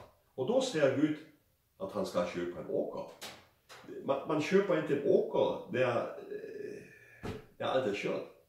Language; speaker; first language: Swedish; non-native, fluent; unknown